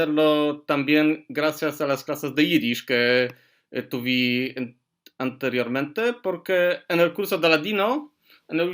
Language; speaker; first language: Spanish; non-native, learner; Polish